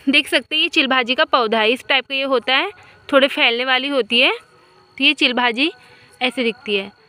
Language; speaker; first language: Hindi; non-native, local second language; Marathi